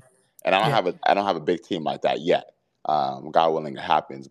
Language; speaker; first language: English; native; English